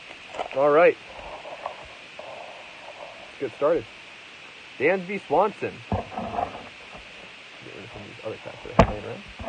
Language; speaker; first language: English; native; English